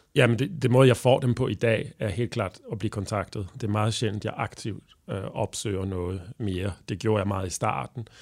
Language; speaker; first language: Danish; non-native, fluent; French